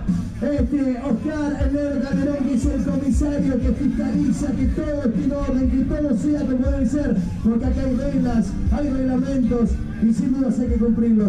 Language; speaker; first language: Spanish; native; Spanish